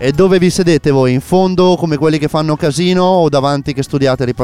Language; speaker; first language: Italian; native; Italian